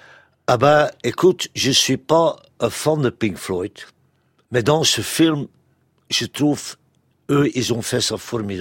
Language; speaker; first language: French; non-native, local second language; Dutch